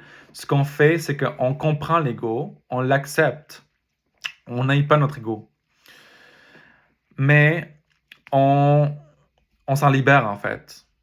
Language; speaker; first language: French; native; French